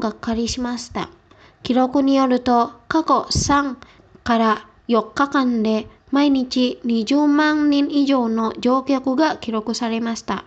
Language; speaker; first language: Japanese; non-native, fluent; Indonesian